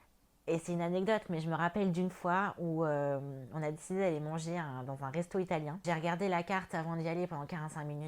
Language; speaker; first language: French; native; French